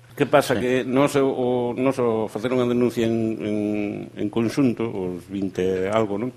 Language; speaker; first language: Galician; native; Galician